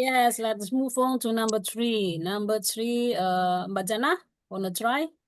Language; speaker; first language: English; non-native, learner; Indonesian